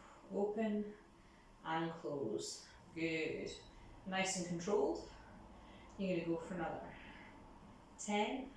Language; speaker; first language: English; native; English